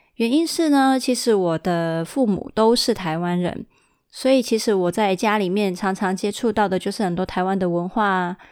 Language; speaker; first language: Chinese; early bilingual, heritage; Chinese